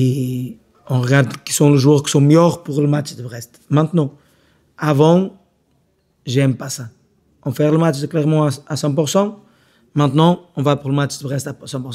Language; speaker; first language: French; non-native, learner; Portuguese